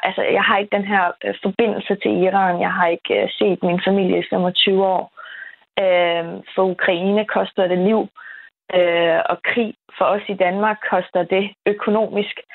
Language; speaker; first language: Danish; early bilingual, other home language; Kurdish